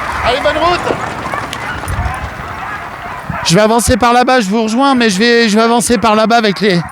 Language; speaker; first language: French; native; French